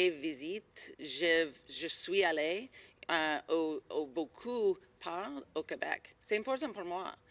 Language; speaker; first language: French; non-native, learner; English